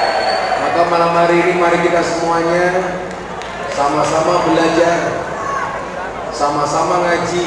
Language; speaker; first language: Indonesian; non-native, local second language; Javanese